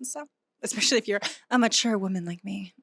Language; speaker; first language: English; native; English